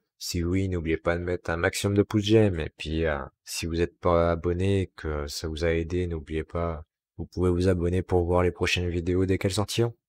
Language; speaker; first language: French; native; French